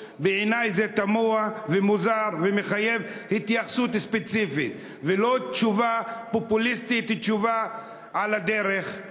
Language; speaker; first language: Hebrew; non-native, local second language; Arabic